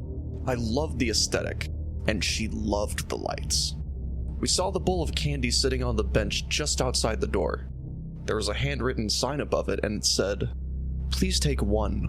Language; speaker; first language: English; native; English